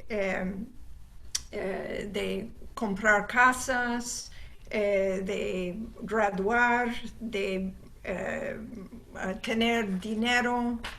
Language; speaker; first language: Spanish; non-native, fluent; English